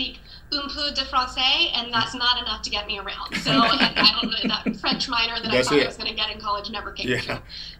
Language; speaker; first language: English; native; English